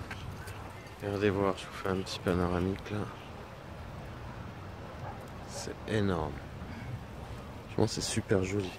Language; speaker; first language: French; native; French